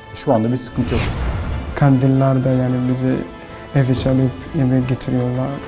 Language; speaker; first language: Turkish; non-native, learner; Somali